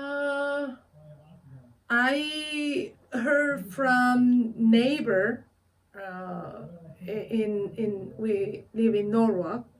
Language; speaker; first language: English; non-native, fluent; Korean